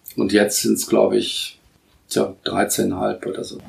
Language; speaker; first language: German; native; German